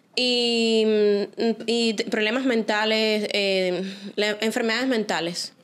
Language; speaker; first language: Spanish; native; Spanish